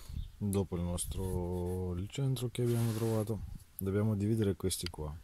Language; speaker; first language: Italian; non-native, fluent; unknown